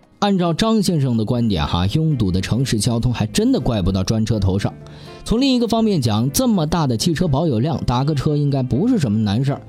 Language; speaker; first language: Chinese; native; Chinese